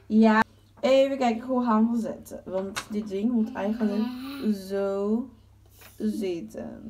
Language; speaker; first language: Dutch; early bilingual, other home language; Portuguese